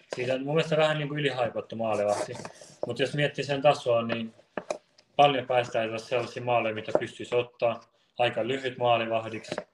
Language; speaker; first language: Finnish; early bilingual, other home language; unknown